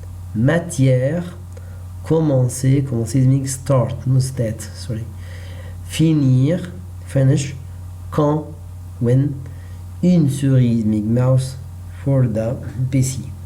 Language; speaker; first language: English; non-native, learner; Arabic